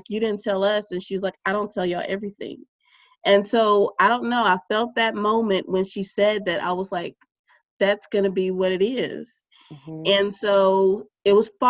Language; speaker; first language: English; native; English